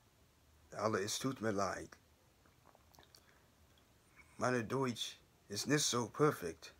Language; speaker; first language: German; non-native, learner; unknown